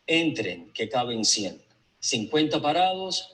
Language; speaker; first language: Spanish; early bilingual, other home language; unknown